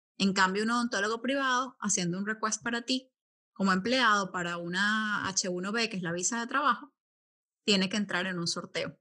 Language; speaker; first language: Spanish; native; Spanish